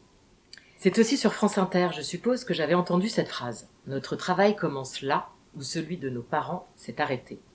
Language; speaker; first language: French; native; French